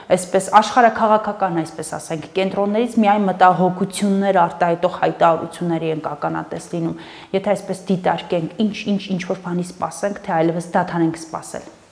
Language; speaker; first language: Armenian; native; Armenian